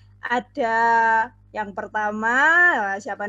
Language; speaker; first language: Indonesian; native; Indonesian